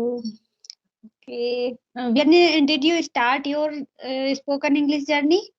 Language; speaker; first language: English; non-native, learner; Hindi